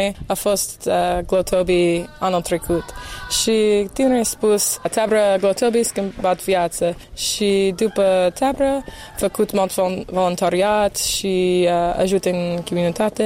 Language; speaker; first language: Romanian; non-native, learner; English